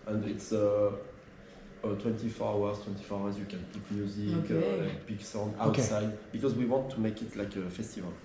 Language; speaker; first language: English; non-native, learner; French